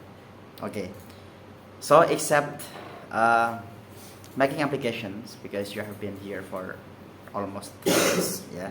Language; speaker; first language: English; non-native, fluent; Indonesian